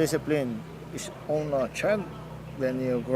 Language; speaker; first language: English; non-native, local second language; Filipino